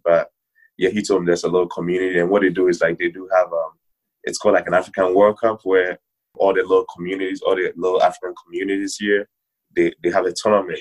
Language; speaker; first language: English; non-native, local second language; Ewe